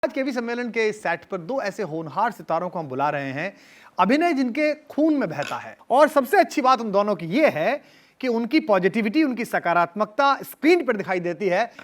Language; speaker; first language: Hindi; native; Hindi